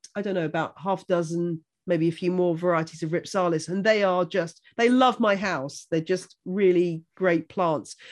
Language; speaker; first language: English; native; English